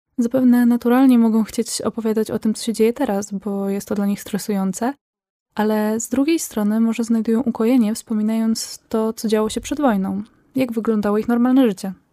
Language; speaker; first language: Polish; native; Polish